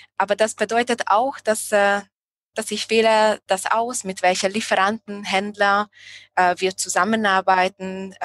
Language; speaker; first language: German; non-native, fluent; Hungarian